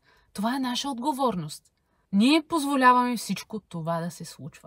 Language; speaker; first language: Bulgarian; native; Bulgarian